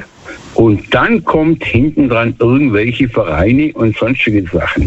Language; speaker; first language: German; native; German